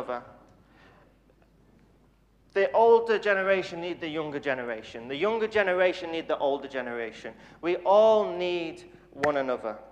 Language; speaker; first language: English; native; English